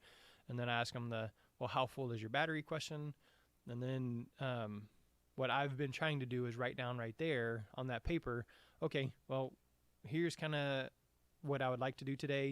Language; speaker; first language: English; native; English